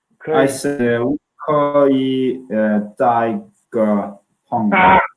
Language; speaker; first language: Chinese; non-native, learner; English